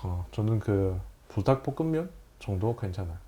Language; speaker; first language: Korean; non-native, fluent; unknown